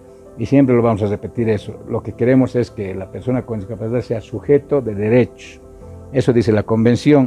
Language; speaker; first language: Spanish; native; Spanish